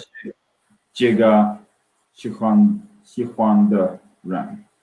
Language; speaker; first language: Chinese; non-native, learner; English